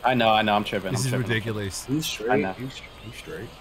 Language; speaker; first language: English; native; English